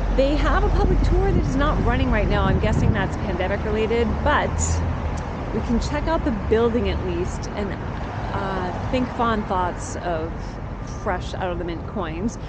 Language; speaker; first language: English; native; English